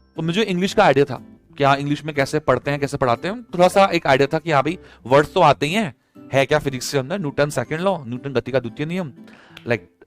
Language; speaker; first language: Hindi; native; Hindi